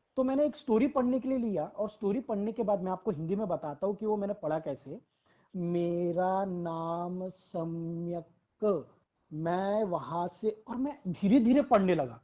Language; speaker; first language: Hindi; non-native, local second language; Marathi